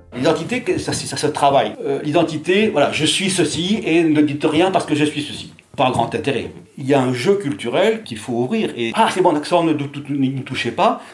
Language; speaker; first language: French; native; French